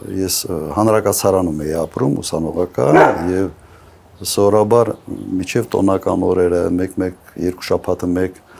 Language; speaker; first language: Armenian; native; Armenian